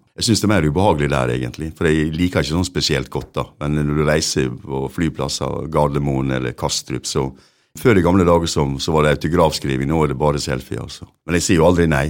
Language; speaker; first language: Norwegian; native; Norwegian